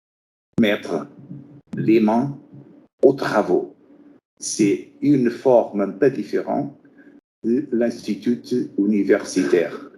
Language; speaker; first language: French; non-native, fluent; Portuguese